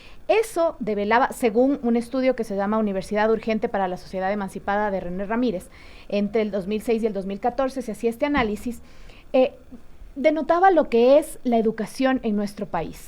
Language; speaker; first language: Spanish; native; Spanish